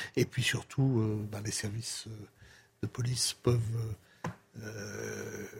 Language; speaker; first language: French; non-native, fluent; English